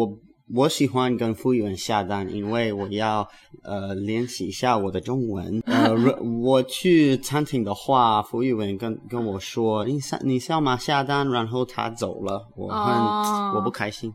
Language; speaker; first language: Chinese; non-native, learner; English